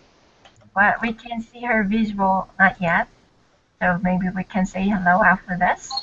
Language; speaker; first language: English; non-native, learner; Korean